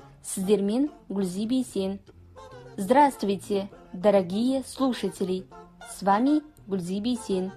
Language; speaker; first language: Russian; non-native, fluent; Kazakh